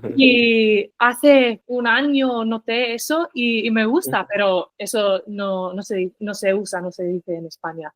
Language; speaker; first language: Spanish; non-native, fluent; English